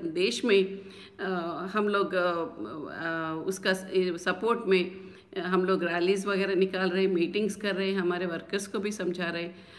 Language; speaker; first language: Hindi; non-native, local second language; Telugu